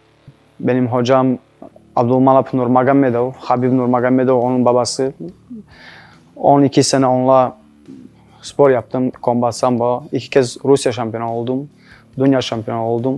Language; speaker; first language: Turkish; non-native, learner; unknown